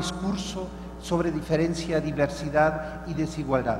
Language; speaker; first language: Spanish; non-native, fluent; German